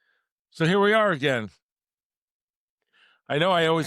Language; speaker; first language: English; native; English